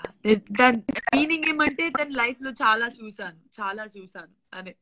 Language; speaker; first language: Telugu; non-native, learner; Gujarati